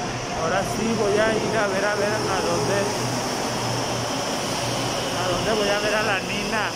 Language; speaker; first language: Spanish; native; Spanish